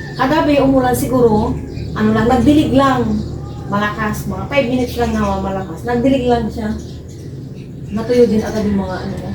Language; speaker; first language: Filipino; non-native, local second language; Pangasinan